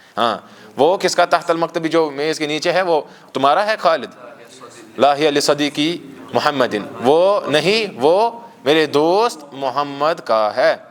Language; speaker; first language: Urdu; non-native, local second language; Kashmiri